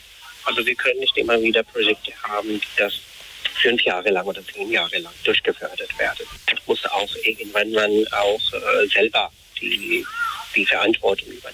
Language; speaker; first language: German; non-native, fluent; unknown